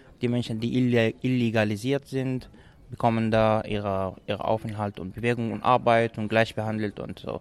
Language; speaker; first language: German; non-native, fluent; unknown